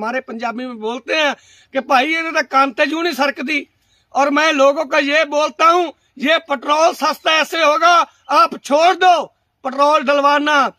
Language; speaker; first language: Hindi; non-native, local second language; Punjabi